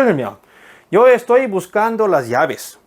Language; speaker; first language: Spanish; non-native, fluent; Korean